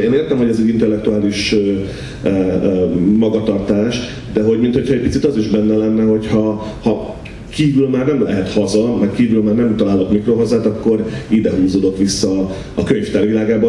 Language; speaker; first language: Hungarian; native; Hungarian